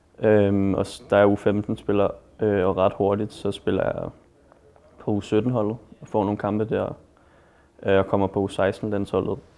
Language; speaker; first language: Danish; native; Danish